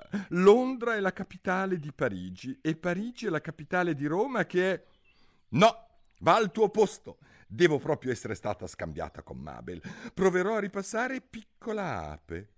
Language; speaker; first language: Italian; native; Italian